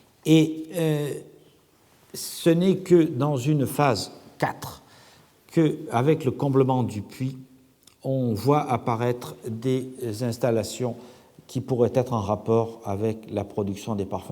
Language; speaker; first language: French; native; French